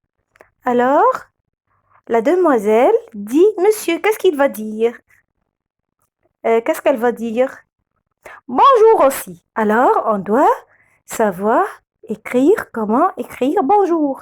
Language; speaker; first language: French; non-native, fluent; Arabic